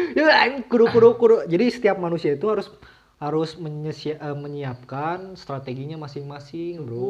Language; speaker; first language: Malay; non-native, local second language; Sundanese